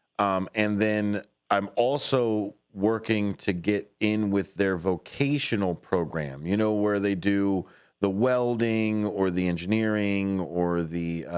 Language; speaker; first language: English; native; English